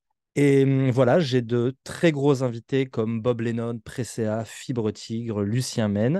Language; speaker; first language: French; native; French